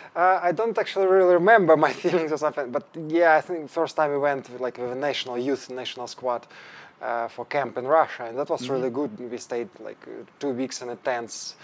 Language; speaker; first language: English; non-native, fluent; Ukrainian